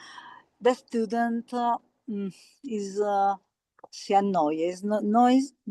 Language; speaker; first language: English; non-native, learner; Italian